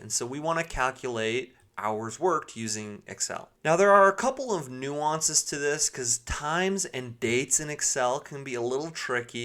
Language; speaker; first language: English; native; English